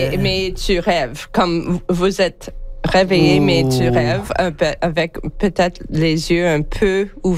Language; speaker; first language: French; non-native, learner; English